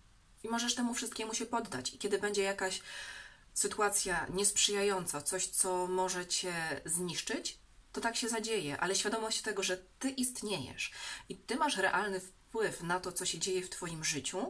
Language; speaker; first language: Polish; native; Polish